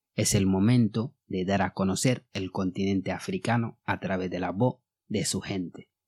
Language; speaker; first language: Spanish; non-native, fluent; Bambara